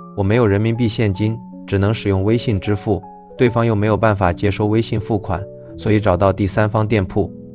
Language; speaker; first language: Chinese; native; Chinese